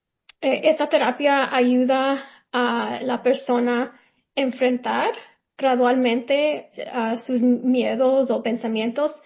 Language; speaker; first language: Spanish; early bilingual, heritage; Spanish